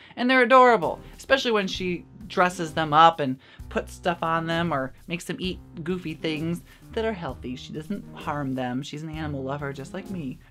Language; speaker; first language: English; native; English